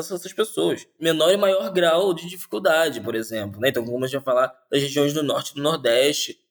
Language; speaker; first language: Portuguese; native; Portuguese